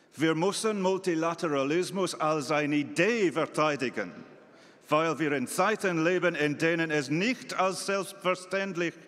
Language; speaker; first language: German; non-native, fluent; English